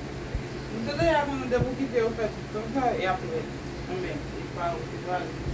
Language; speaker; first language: Portuguese; non-native, learner; Haitian Creole